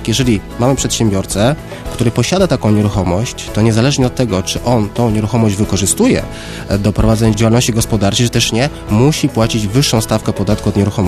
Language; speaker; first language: Polish; native; Polish